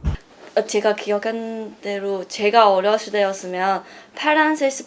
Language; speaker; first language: Korean; non-native, learner; Chinese